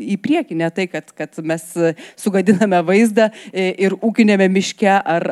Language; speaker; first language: Lithuanian; native; Lithuanian